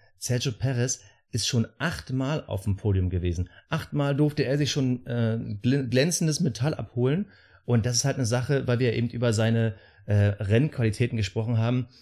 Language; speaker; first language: German; native; German